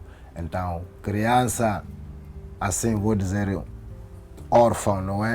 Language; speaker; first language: Portuguese; non-native, local second language; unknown